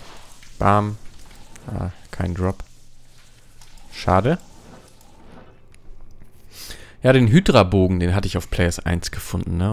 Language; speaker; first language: German; native; German